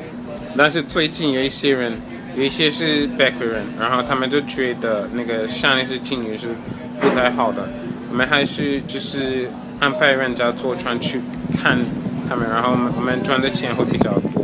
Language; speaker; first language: Chinese; non-native, fluent; English